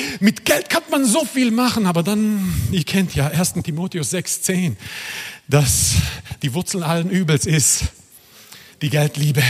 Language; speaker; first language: German; non-native, fluent; Croatian